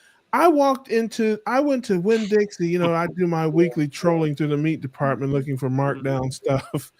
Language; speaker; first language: English; native; English